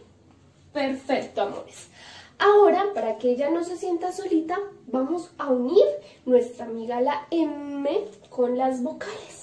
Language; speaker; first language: Spanish; native; Spanish